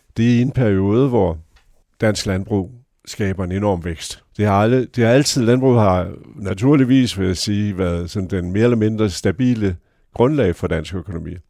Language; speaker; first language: Danish; native; Danish